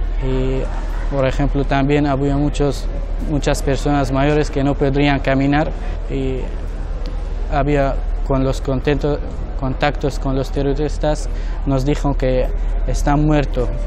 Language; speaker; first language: Spanish; non-native, learner; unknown